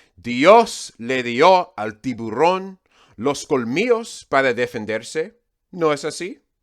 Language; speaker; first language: Spanish; non-native, fluent; English